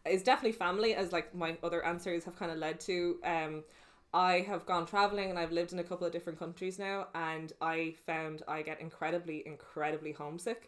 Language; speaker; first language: English; native; English